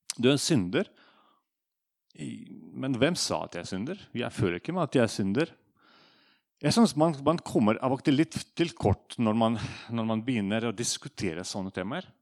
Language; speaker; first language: Norwegian; non-native, fluent; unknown